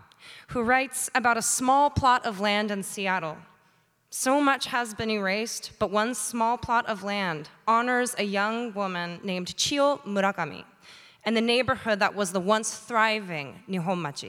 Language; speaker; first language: English; native; English